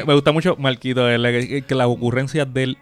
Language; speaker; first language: Spanish; native; Spanish